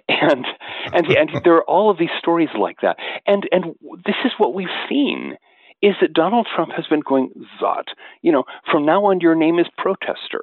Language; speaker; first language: English; native; English